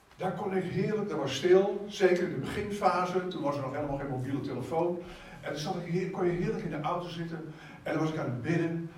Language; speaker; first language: Dutch; native; Dutch